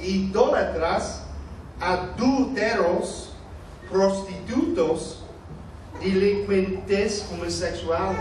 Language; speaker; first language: Spanish; non-native, fluent; English